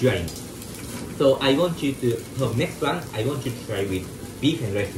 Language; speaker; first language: English; non-native, learner; Japanese